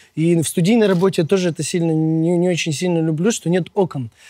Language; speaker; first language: Russian; native; Russian